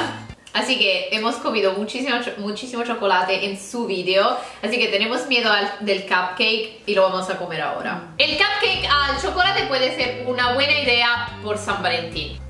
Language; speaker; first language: Spanish; non-native, fluent; Italian